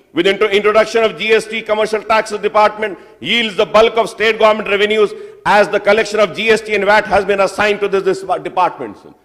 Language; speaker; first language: English; non-native, local second language; Urdu